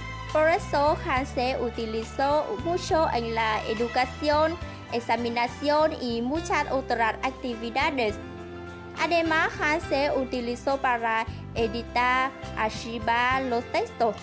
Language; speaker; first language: Spanish; non-native, learner; Vietnamese